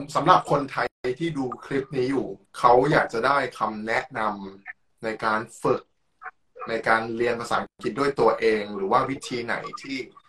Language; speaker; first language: Thai; native; Thai